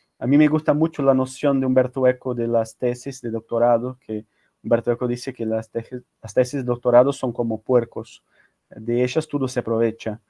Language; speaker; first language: Spanish; non-native, fluent; Portuguese